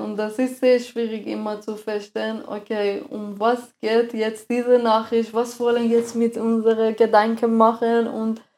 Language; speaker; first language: German; non-native, fluent; Persian